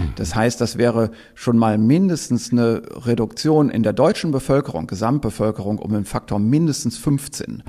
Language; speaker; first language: German; native; German